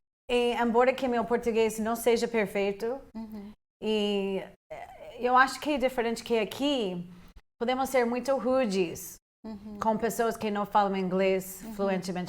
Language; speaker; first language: Portuguese; non-native, fluent; English